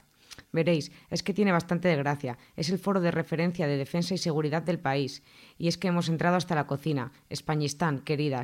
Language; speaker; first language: Spanish; native; Spanish